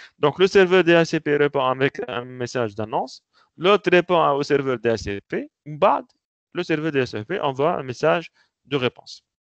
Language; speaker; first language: French; non-native, local second language; Arabic